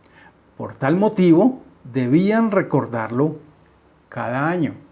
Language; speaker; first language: Spanish; native; Spanish